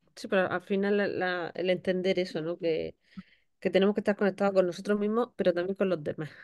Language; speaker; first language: Spanish; native; Spanish